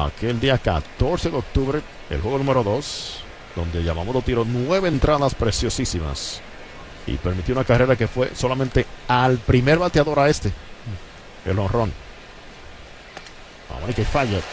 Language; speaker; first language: Spanish; native; Spanish